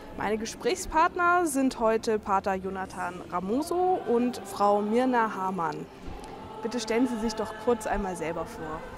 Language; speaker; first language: German; native; German